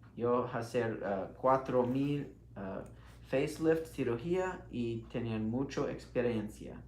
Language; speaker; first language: Spanish; non-native, learner; English